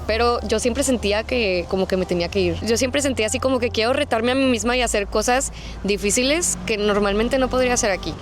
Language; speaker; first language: Spanish; native; Spanish